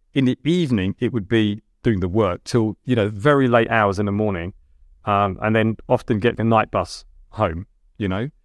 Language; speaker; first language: English; early bilingual, other home language; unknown